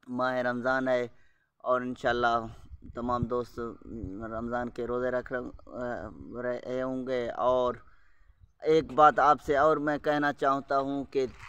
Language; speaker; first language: Urdu; non-native, fluent; Saraiki